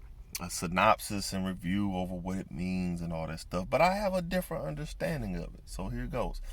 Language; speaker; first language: English; native; English